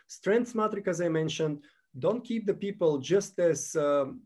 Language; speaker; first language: English; non-native, fluent; Bulgarian